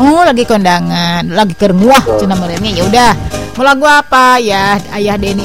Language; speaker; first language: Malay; non-native, local second language; Sundanese